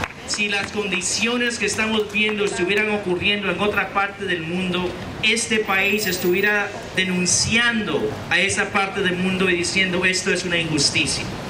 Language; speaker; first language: Spanish; early bilingual, heritage; Spanish